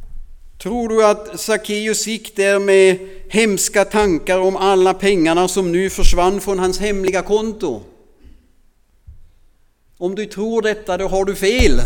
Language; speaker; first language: Swedish; non-native, fluent; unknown